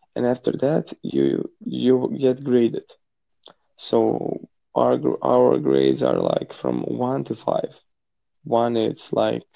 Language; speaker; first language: English; non-native, fluent; Croatian